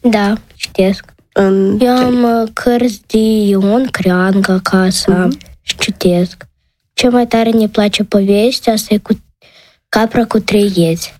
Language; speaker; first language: Romanian; non-native, local second language; Ukrainian